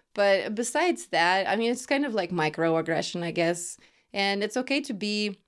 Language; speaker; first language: English; non-native, fluent; Lithuanian